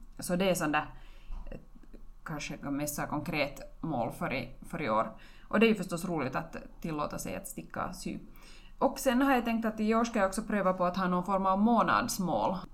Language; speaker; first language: Swedish; native; Swedish